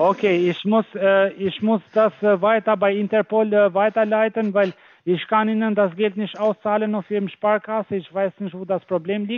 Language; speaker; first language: German; non-native, fluent; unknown